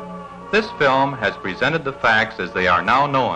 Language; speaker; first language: English; native; English